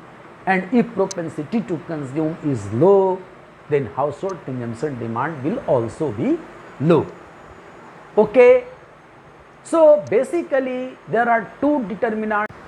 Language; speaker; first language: English; non-native, local second language; Hindi